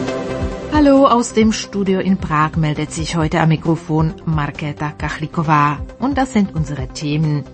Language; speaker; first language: German; native; German